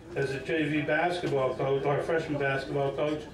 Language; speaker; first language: English; native; English